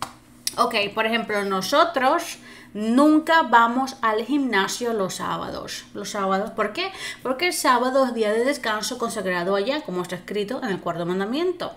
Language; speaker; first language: Spanish; non-native, fluent; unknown